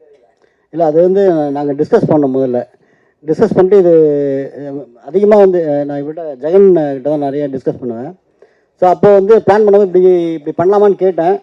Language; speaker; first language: Tamil; native; Tamil